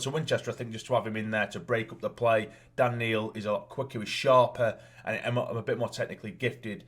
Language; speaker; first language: English; native; English